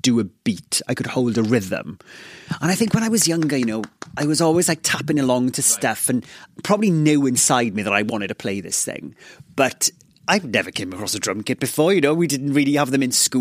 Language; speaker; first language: English; non-native, local second language; Welsh